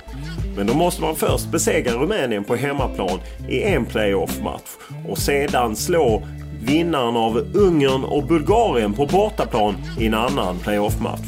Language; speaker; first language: Swedish; native; Swedish